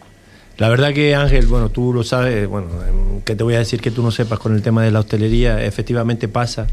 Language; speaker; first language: Spanish; native; Spanish